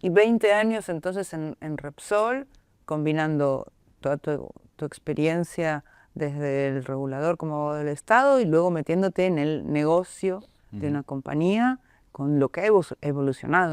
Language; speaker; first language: Spanish; native; Spanish